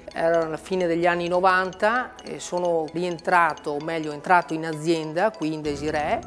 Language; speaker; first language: Italian; native; Italian